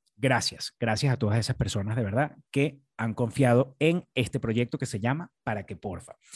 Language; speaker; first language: Spanish; native; Spanish